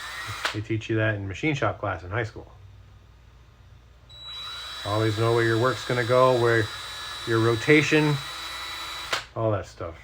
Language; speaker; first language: English; native; English